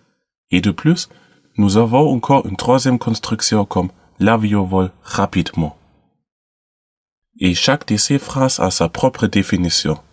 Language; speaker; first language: French; non-native, learner; German